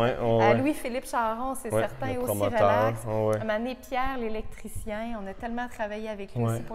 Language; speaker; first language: French; native; French